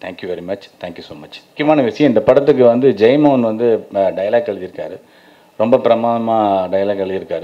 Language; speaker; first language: Tamil; native; Tamil